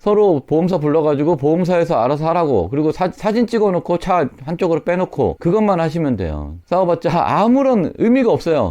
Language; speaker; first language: Korean; native; Korean